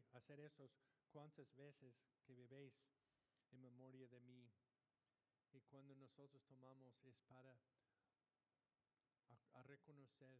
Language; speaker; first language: Spanish; non-native, fluent; English